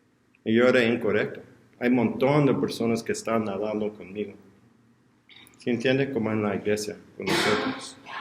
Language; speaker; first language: Spanish; non-native, learner; English